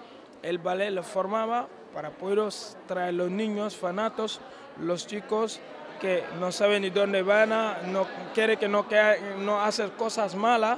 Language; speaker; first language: Spanish; non-native, learner; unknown